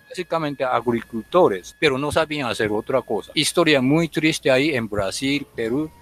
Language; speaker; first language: Spanish; non-native, fluent; Japanese